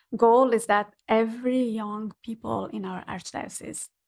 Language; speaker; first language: English; non-native, fluent; Portuguese